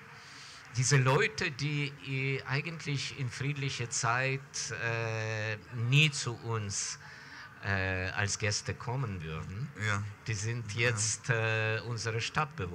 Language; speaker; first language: German; non-native, fluent; Ukrainian